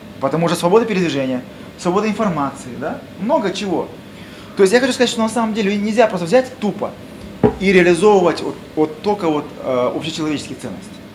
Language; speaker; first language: Russian; non-native, local second language; Kazakh